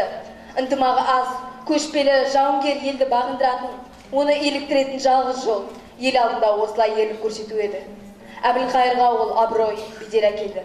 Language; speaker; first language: Kazakh; native; Kazakh